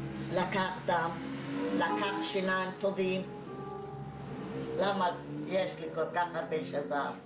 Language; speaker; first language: Hebrew; non-native, fluent; Hungarian